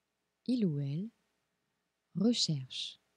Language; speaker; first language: French; non-native, fluent; Portuguese